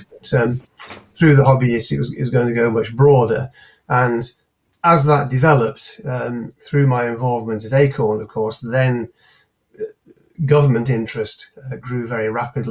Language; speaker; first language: English; native; English